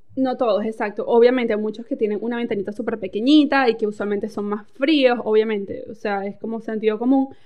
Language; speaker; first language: Spanish; native; Spanish